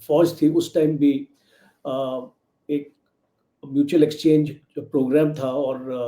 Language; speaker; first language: Hindi; native; Hindi